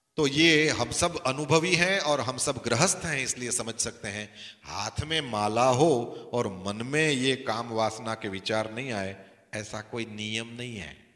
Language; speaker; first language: Hindi; non-native, local second language; Gujarati